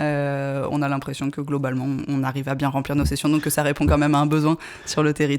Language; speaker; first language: French; native; French